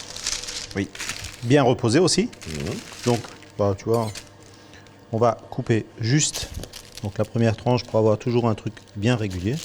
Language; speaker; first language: French; native; French